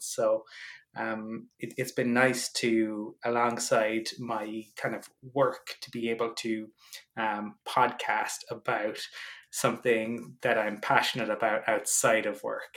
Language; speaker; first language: English; native; English